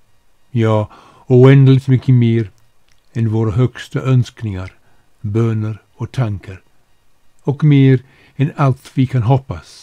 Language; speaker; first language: Swedish; non-native, fluent; English